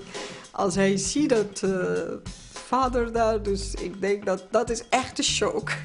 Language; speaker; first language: Dutch; non-native, learner; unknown